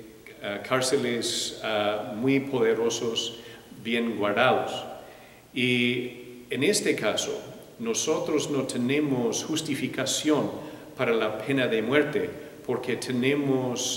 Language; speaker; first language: Spanish; non-native, fluent; English